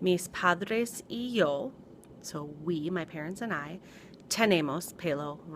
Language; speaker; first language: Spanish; non-native, fluent; English